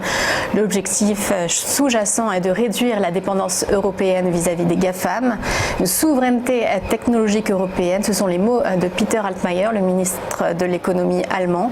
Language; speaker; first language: French; native; French